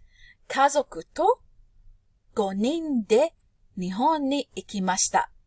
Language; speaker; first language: Japanese; non-native, fluent; English